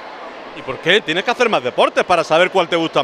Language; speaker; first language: Spanish; native; Spanish